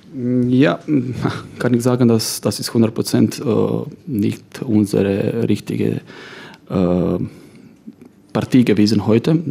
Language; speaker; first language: German; non-native, fluent; Croatian